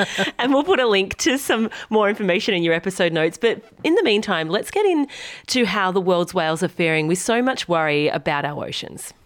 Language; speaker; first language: English; native; English